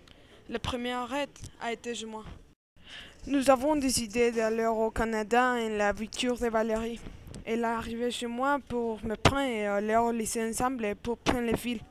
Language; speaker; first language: French; non-native, learner; Spanish